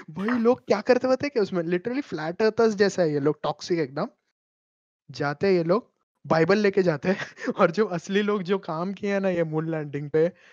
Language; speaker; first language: Hindi; non-native, local second language; Malayalam